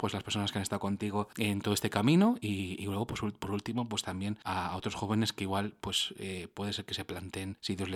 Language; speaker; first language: Spanish; native; Spanish